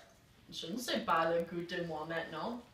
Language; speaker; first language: French; non-native, learner; English